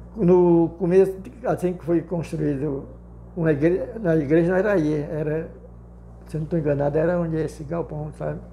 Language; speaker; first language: Portuguese; native; Portuguese